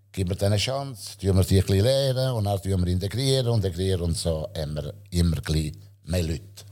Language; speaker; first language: German; non-native, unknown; Italian